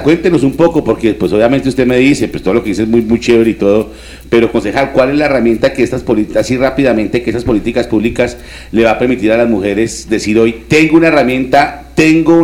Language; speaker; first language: Spanish; native; Spanish